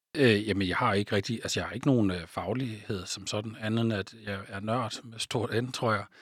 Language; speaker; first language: Danish; native; Danish